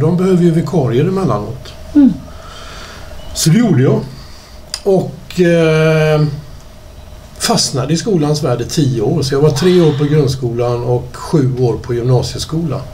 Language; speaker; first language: Swedish; native; Swedish